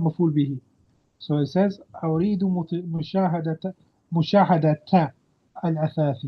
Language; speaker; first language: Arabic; non-native, fluent; English